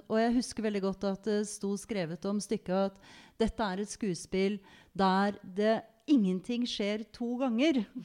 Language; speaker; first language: Norwegian; native; Norwegian